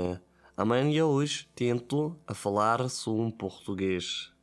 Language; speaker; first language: Portuguese; non-native, learner; Italian